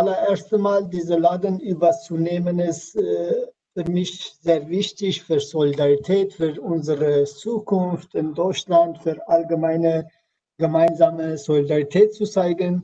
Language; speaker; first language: German; non-native, learner; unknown